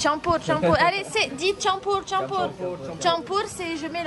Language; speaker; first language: French; non-native, learner; Indonesian